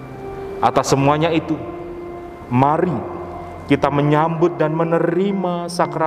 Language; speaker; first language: Indonesian; native; Indonesian